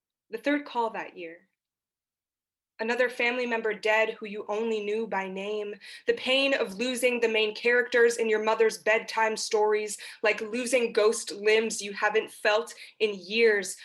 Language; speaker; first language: English; early bilingual, other home language; Portuguese